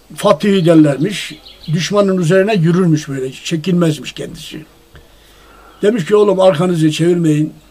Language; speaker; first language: Turkish; native; Turkish